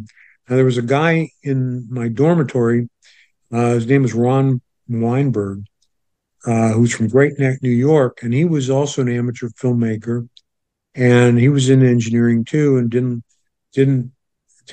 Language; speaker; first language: English; native; English